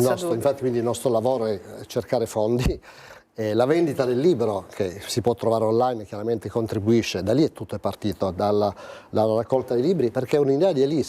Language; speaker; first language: Italian; native; Italian